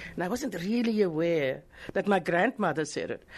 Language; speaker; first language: English; non-native, local second language; Afrikaans